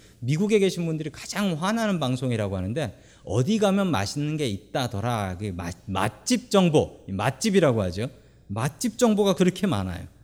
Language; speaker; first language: Korean; native; Korean